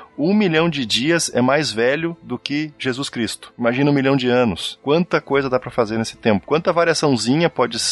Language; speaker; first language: Portuguese; native; Portuguese